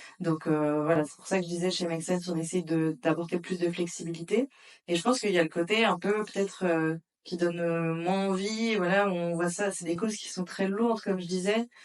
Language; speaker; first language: French; native; French